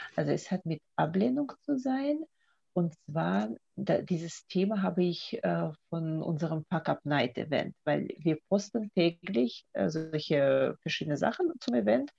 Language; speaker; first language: German; non-native, fluent; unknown